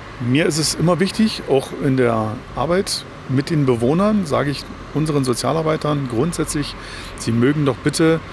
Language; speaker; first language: German; native; German